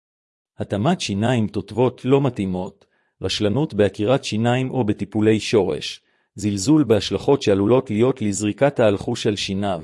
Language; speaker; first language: Hebrew; native; Hebrew